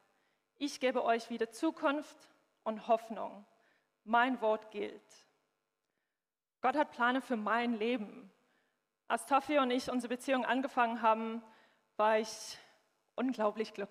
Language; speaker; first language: German; non-native, fluent; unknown